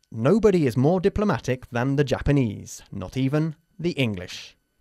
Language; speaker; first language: English; native; English